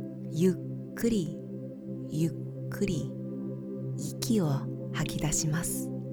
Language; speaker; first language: Japanese; native; Japanese